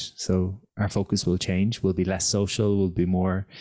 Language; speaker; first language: English; native; English